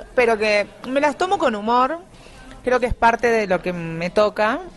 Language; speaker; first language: Spanish; native; Spanish